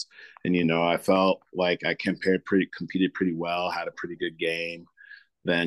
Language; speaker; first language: English; native; English